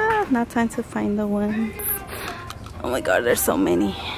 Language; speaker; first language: English; early bilingual, other home language; Spanish